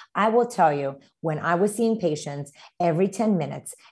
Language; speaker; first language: English; early bilingual, other home language; Romanian